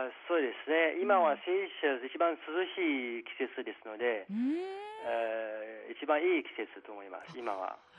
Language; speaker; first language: Japanese; non-native, fluent; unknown